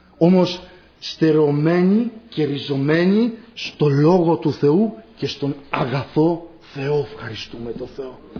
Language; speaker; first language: Greek; non-native, fluent; Polish